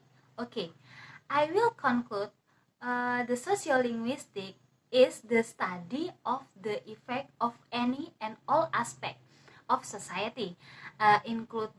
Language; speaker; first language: English; non-native, learner; Indonesian